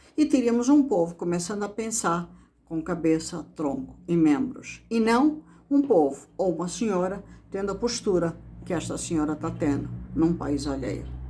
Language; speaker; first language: Portuguese; native; Portuguese